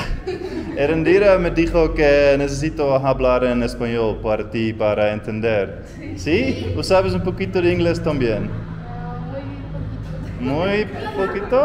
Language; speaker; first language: Spanish; non-native, learner; Dutch